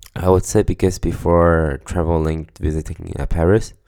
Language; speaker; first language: English; non-native, fluent; Chinese